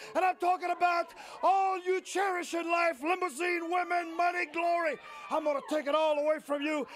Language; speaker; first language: English; native; English